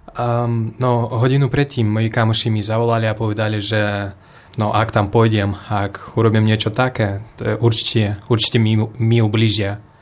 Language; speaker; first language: Slovak; non-native, fluent; Russian